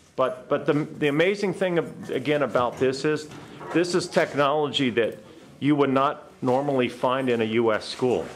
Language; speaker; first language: English; native; English